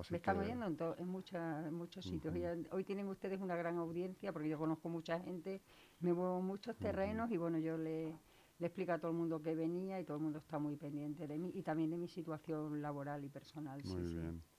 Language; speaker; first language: Spanish; native; Spanish